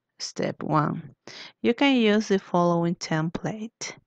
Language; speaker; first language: English; non-native, fluent; Spanish